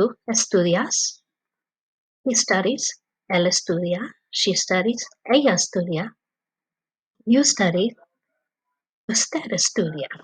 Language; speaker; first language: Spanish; non-native, fluent; English